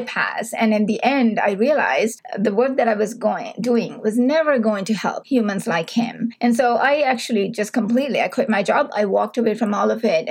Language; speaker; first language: English; non-native, local second language; Sinhala